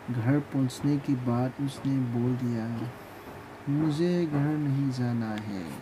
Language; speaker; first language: Hindi; non-native, local second language; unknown